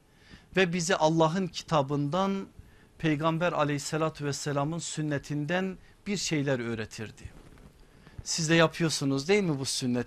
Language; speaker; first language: Turkish; native; Turkish